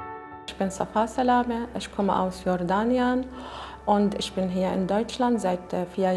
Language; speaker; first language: German; non-native, learner; Arabic